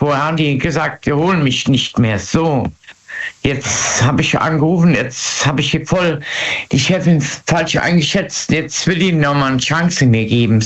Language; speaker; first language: German; native; German